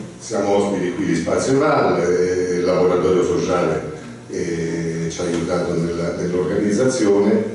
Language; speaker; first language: Italian; native; Italian